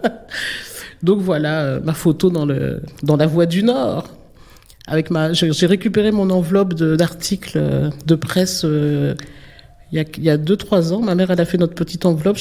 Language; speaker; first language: French; native; French